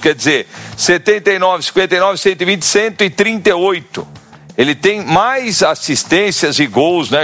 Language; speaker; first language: Portuguese; native; Portuguese